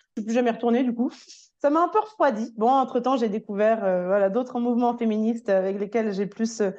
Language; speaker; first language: French; native; French